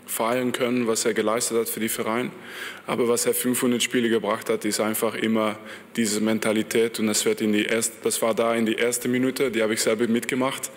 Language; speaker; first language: German; non-native, fluent; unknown